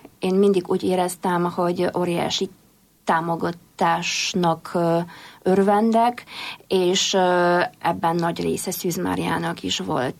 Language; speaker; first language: Hungarian; non-native, fluent; Polish